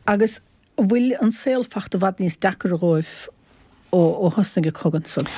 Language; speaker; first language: Irish; native; Irish